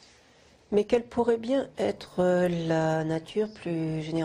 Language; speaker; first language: French; native; French